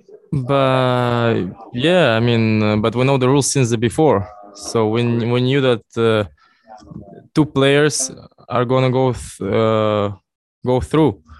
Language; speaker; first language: English; non-native, fluent; Russian